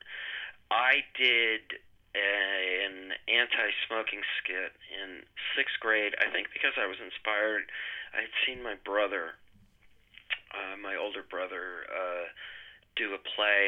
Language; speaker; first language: English; native; English